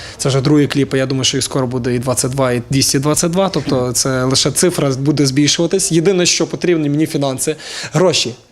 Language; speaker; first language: Ukrainian; native; Ukrainian